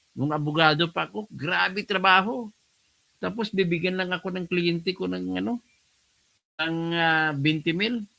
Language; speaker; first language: Filipino; non-native, local second language; Hiligaynon